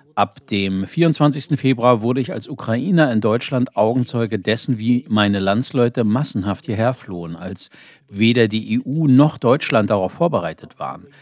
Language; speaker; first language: German; non-native, fluent; Ukrainian